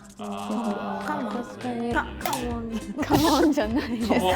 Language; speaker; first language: Japanese; non-native, fluent; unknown